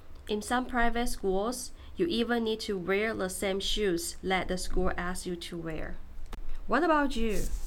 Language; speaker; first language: English; non-native, fluent; Chinese